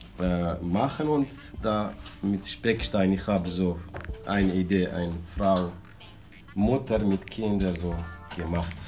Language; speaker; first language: German; non-native, learner; Kurdish